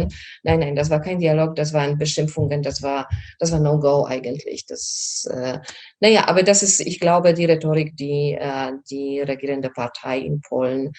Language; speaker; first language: German; non-native, fluent; Polish